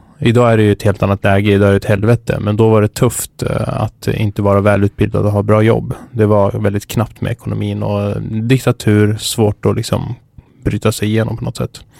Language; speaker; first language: Swedish; early bilingual, other home language; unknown